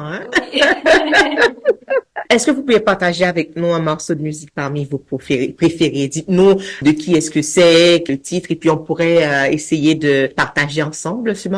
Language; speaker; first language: French; native; French